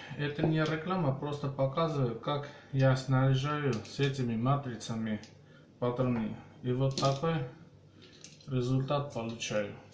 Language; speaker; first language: Russian; non-native, local second language; Armenian